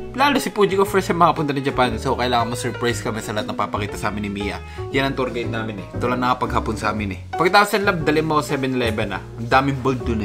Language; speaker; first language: Filipino; native; Filipino